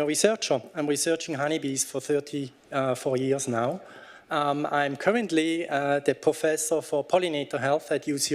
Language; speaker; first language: English; non-native, fluent; Swiss German